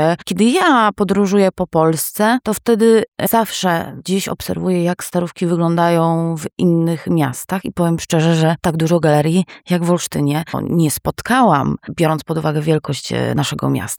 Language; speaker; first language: Polish; native; Polish